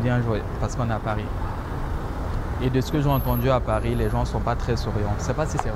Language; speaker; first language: French; native; French